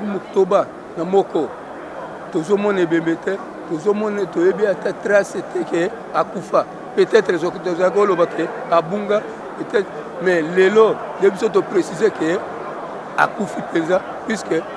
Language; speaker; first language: Lingala; non-native, local second language; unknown